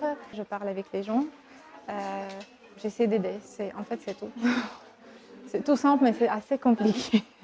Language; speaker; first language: French; non-native, fluent; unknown